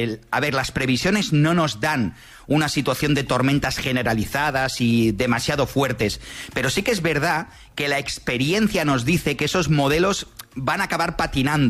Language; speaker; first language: Spanish; native; Spanish